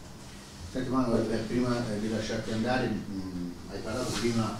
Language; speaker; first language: Italian; native; Italian